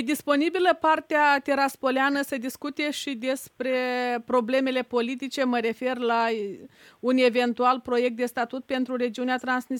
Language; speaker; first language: Romanian; native; Romanian